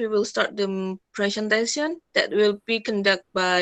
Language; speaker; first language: English; non-native, fluent; Indonesian